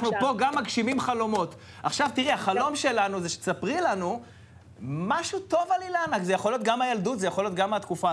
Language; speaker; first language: Hebrew; native; Hebrew